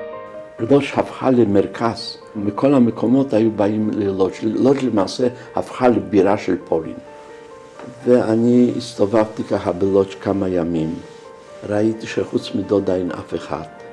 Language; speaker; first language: Hebrew; non-native, fluent; Polish